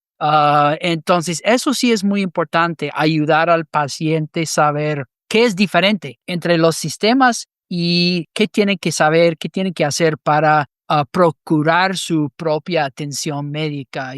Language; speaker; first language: Spanish; non-native, fluent; English